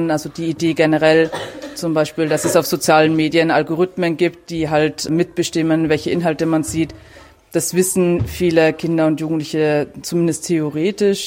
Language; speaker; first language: German; native; German